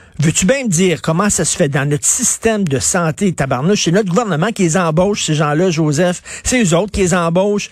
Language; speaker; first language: French; native; French